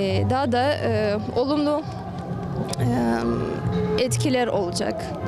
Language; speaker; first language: Turkish; non-native, fluent; Russian